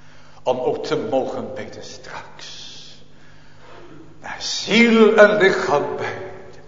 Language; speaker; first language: Dutch; native; Dutch